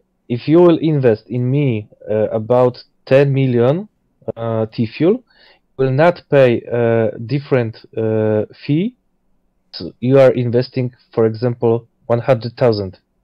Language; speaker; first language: English; non-native, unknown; Polish